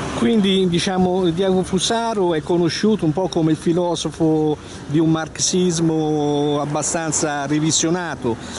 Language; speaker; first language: Italian; native; Italian